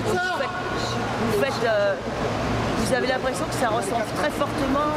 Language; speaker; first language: French; native; French